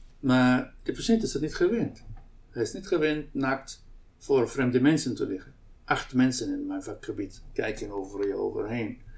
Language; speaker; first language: Dutch; non-native, local second language; Arabic